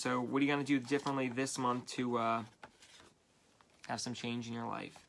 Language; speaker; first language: English; native; English